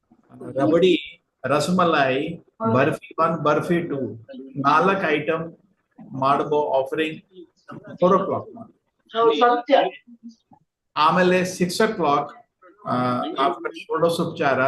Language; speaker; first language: Kannada; non-native, learner; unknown